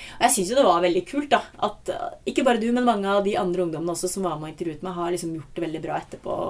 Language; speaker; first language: Norwegian; native; Norwegian